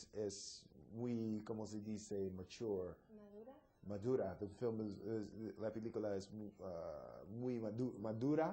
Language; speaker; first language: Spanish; non-native, learner; English